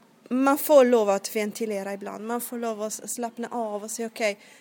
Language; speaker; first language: Swedish; non-native, fluent; Italian